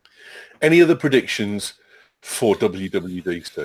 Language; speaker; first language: English; native; English